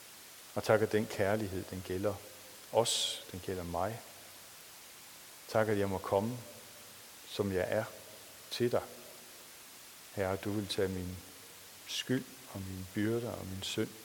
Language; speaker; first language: Danish; native; Danish